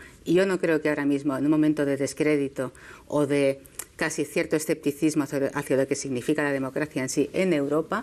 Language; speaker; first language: Spanish; native; Spanish